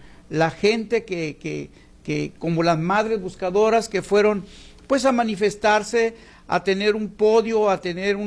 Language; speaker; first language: Spanish; native; Spanish